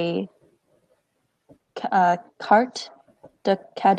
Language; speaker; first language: French; non-native, learner; English